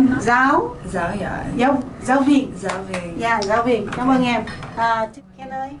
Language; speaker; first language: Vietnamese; early bilingual, heritage; Vietnamese